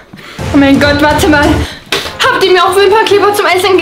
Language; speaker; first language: German; native; German